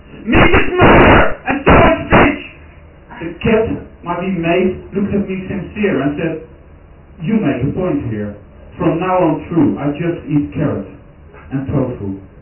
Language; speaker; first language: English; non-native, fluent; Dutch